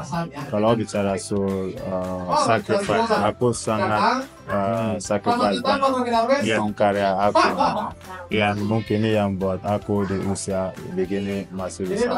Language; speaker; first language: Indonesian; non-native, fluent; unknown